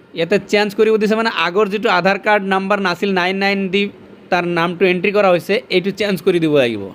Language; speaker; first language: Assamese; native; Assamese